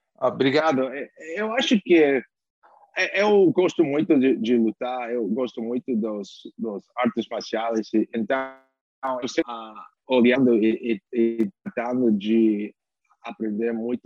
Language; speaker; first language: Portuguese; non-native, fluent; English